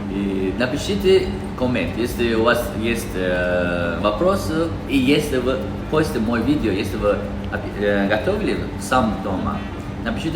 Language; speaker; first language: Russian; non-native, learner; Azerbaijani